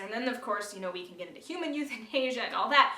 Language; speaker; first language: English; native; English